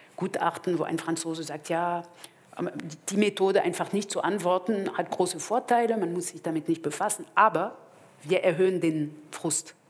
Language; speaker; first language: German; non-native, fluent; French